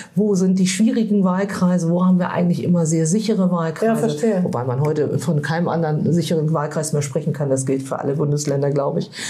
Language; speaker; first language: German; native; German